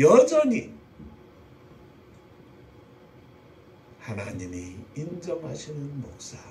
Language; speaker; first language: Korean; native; Korean